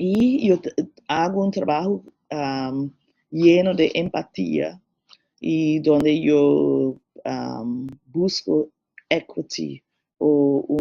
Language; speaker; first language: Spanish; non-native, learner; English